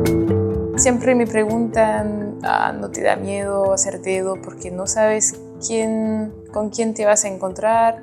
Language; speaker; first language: Spanish; non-native, fluent; French